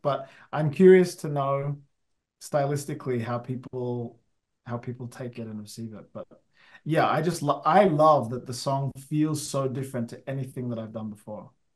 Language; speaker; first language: English; native; English